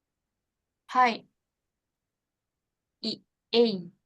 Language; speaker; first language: Japanese; non-native, learner; Indonesian